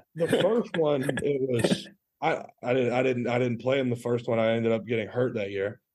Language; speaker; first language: English; native; English